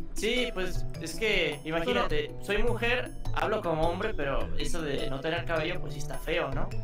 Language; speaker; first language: Spanish; native; Spanish